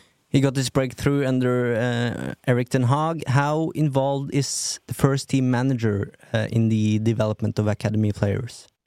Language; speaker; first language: English; non-native, fluent; Norwegian